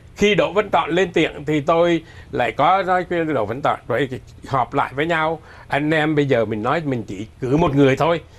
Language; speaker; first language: Vietnamese; native; Vietnamese